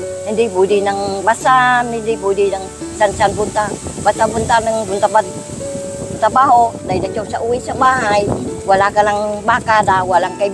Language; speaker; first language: Filipino; non-native, learner; Vietnamese